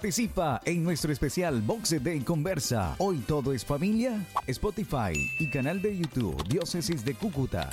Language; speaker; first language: Spanish; native; Spanish